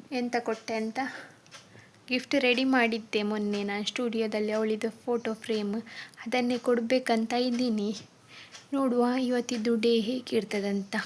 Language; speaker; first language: Kannada; non-native, local second language; Tulu